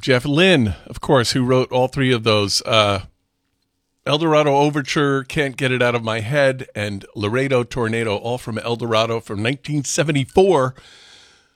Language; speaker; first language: English; native; English